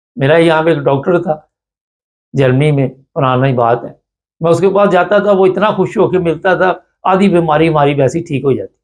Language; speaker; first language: Urdu; non-native, local second language; Punjabi